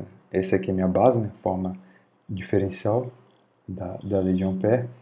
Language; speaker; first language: Portuguese; native; Portuguese